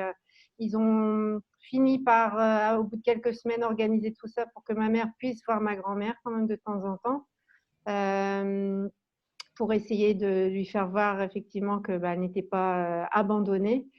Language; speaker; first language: French; native; French